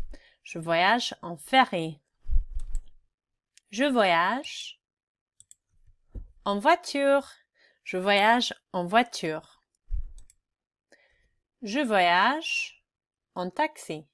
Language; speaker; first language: French; non-native, fluent; English